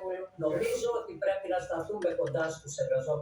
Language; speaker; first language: Greek; native; Greek